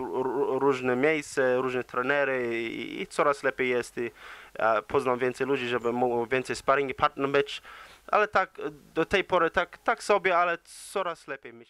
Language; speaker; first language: Polish; early bilingual, heritage; English